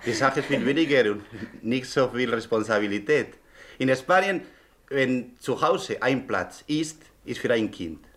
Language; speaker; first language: German; non-native, learner; Spanish